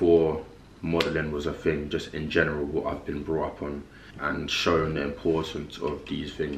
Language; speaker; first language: English; native; English